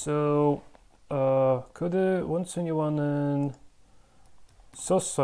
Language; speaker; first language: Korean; non-native, learner; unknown